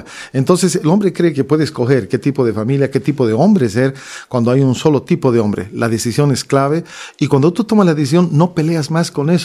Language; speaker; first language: Spanish; native; Spanish